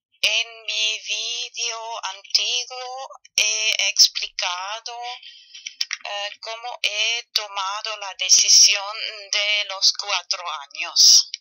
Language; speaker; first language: Spanish; non-native, fluent; German